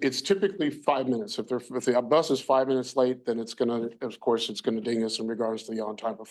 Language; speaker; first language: English; native; English